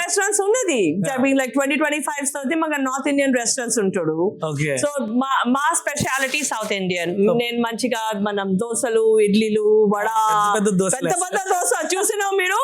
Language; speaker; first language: Telugu; non-native, local second language; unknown